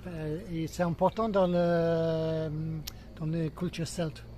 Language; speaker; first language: French; non-native, fluent; English